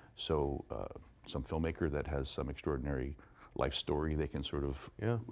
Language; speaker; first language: English; native; English